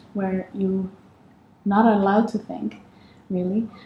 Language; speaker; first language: English; non-native, fluent; Arabic